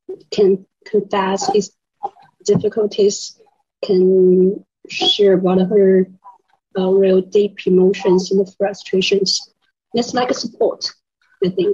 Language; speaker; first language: English; non-native, fluent; Chinese